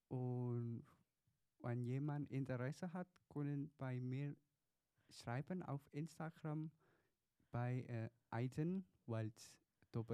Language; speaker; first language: German; non-native, learner; Chinese